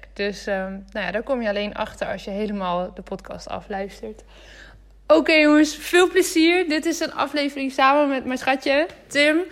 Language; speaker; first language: Dutch; native; Dutch